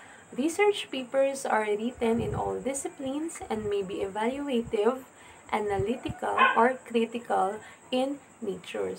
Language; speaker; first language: English; non-native, local second language; Filipino